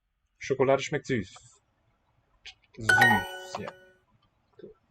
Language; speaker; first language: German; non-native, learner; English